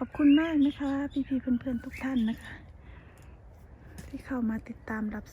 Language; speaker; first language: Thai; non-native, local second language; Lao